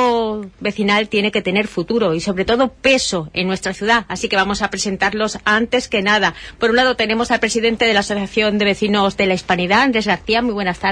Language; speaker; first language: Spanish; native; Spanish